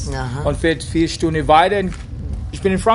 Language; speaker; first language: German; non-native, learner; English